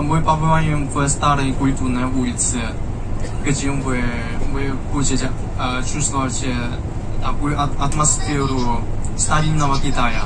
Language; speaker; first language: Russian; non-native, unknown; Chinese